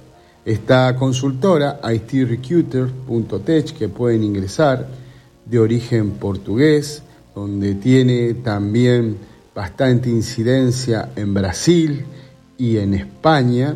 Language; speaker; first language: Spanish; native; Spanish